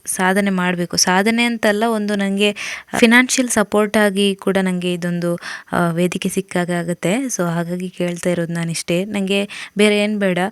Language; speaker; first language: Kannada; non-native, local second language; Tulu